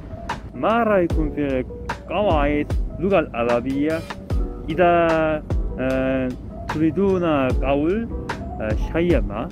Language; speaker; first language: Arabic; non-native, learner; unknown